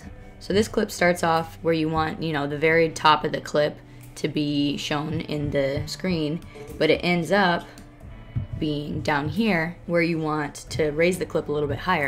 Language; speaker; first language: English; native; English